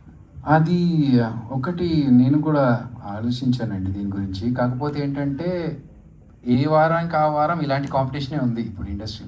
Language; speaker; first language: Telugu; native; Telugu